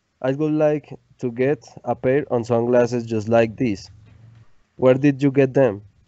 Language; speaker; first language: English; non-native, learner; Spanish